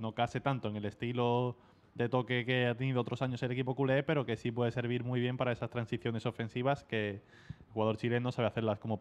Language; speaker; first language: Spanish; native; Spanish